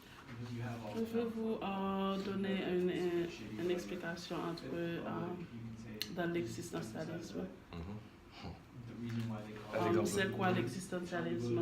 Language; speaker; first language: French; non-native, learner; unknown